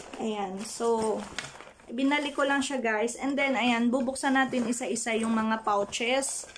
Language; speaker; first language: Filipino; non-native, local second language; Hiligaynon